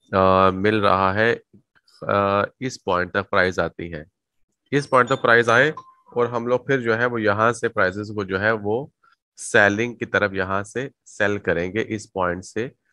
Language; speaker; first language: Urdu; native; Urdu